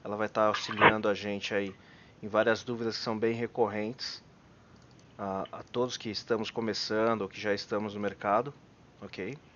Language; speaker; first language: Portuguese; native; Portuguese